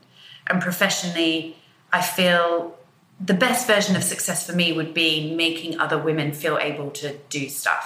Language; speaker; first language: English; native; English